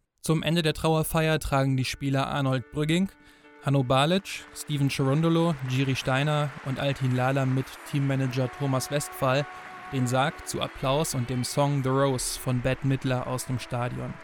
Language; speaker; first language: German; native; German